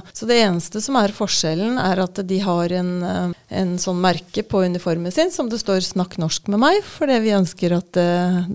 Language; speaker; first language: Norwegian; native; Norwegian